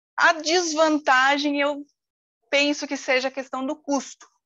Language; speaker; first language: Portuguese; native; Portuguese